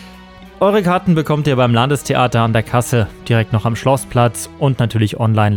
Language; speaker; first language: German; native; German